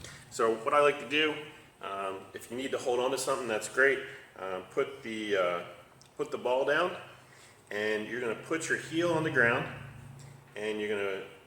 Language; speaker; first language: English; native; English